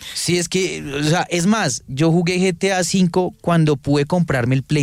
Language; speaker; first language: Spanish; native; Spanish